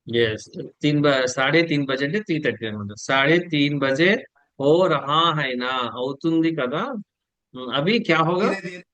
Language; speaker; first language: Hindi; non-native, local second language; Telugu